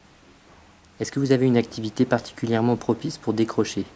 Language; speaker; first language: French; native; French